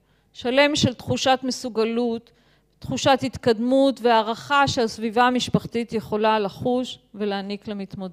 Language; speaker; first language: Hebrew; native; Hebrew